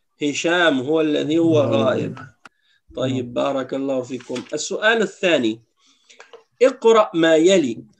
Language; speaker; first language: Arabic; non-native, fluent; French